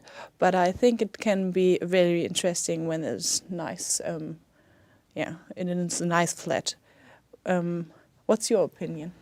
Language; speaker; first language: English; non-native, fluent; German